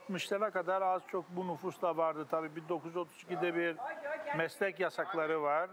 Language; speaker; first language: Turkish; non-native, local second language; Greek